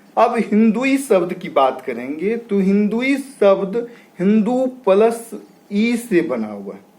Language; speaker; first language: Hindi; native; Hindi